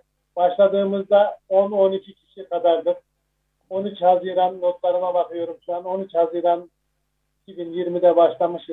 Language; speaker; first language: Turkish; native; Turkish